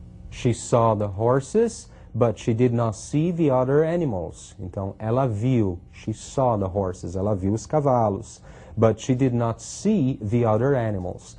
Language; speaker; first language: English; non-native, fluent; Portuguese